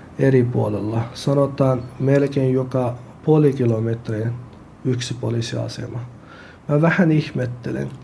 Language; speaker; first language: Finnish; non-native, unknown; Uyghur